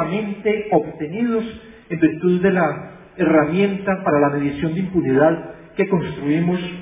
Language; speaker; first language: Spanish; native; Spanish